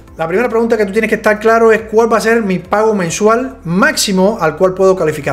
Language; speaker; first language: Spanish; native; Spanish